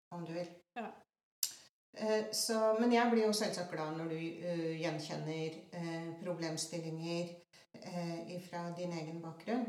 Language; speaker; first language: Norwegian; early bilingual, other home language; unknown